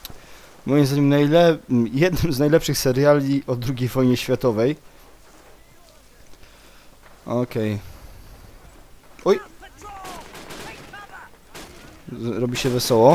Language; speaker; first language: Polish; native; Polish